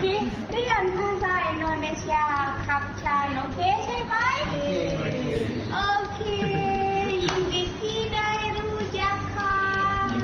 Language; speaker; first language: Indonesian; non-native, learner; Thai